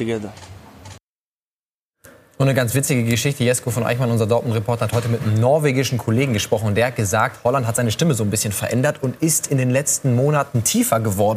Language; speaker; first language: German; native; German